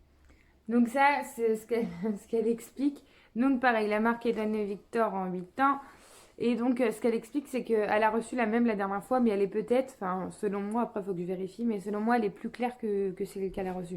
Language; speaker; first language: French; native; French